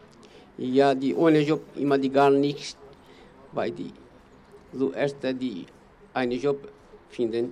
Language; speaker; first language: German; non-native, learner; Kurdish